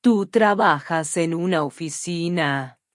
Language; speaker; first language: Spanish; non-native, learner; English